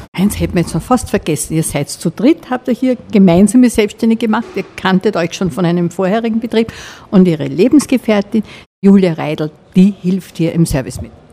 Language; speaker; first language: German; native; German